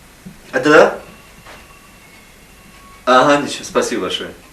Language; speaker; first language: Russian; non-native, local second language; Tajik